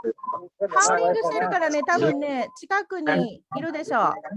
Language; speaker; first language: Japanese; non-native, fluent; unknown